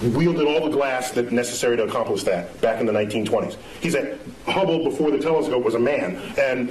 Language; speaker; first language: English; native; English